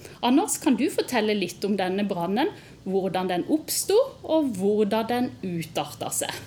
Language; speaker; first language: Norwegian; native; Norwegian